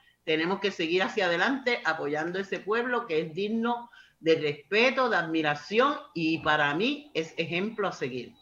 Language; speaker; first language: Spanish; native; Spanish